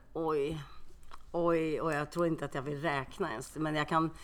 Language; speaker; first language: Swedish; early bilingual, other home language; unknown